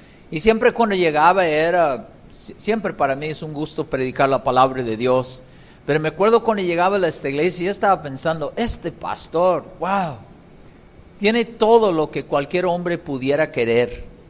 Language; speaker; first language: Spanish; non-native, fluent; English